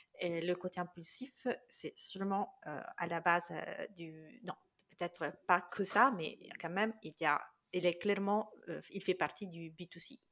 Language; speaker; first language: French; non-native, fluent; Italian